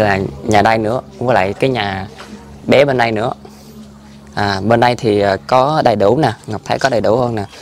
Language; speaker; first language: Vietnamese; native; Vietnamese